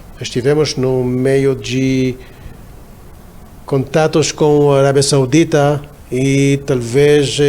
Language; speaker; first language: Portuguese; non-native, fluent; Hebrew